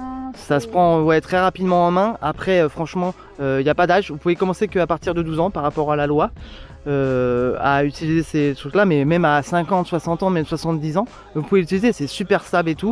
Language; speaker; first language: French; native; French